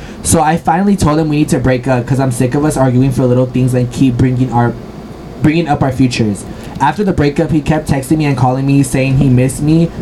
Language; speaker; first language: English; early bilingual, other home language; Spanish